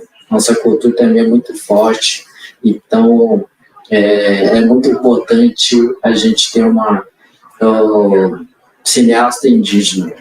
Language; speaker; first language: Portuguese; non-native, local second language; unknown